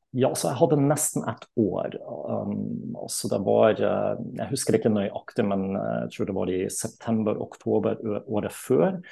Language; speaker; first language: Norwegian; non-native, fluent; German